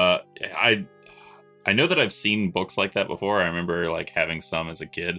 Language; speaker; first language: English; native; English